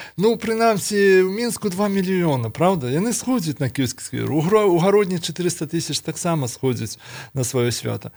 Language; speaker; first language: Belarusian; native; Belarusian